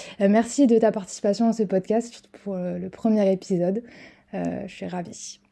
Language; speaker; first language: French; native; French